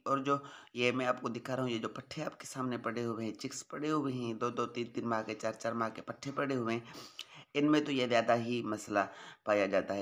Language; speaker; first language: Hindi; non-native, local second language; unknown